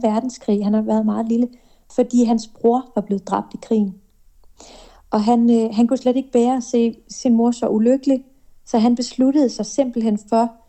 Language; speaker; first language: Danish; native; Danish